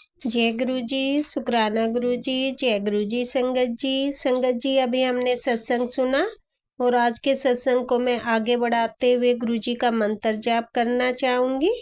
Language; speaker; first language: Hindi; native; Hindi